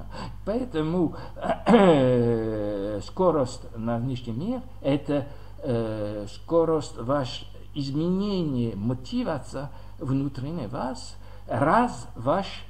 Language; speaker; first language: Russian; non-native, learner; French